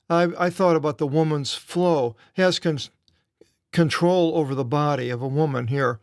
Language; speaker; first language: English; native; English